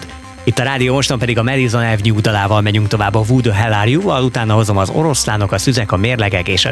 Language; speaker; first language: Hungarian; native; Hungarian